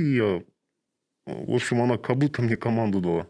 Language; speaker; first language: Russian; non-native, local second language; Kazakh